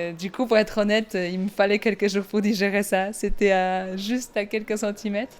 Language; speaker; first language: French; non-native, fluent; Polish